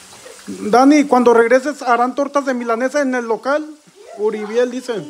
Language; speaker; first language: Spanish; native; Spanish